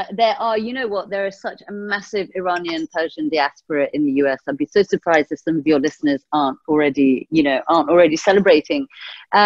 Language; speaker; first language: English; early bilingual, other home language; Persian